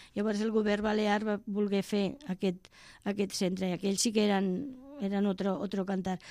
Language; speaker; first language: Catalan; non-native, local second language; Spanish